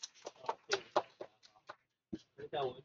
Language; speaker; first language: Chinese; native; Chinese